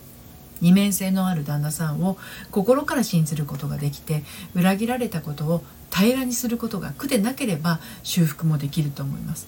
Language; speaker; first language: Japanese; native; Japanese